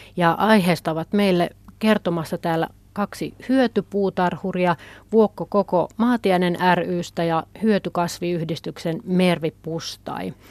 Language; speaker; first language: Finnish; native; Finnish